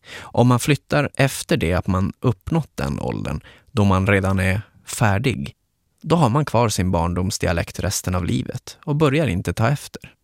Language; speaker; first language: Swedish; native; Swedish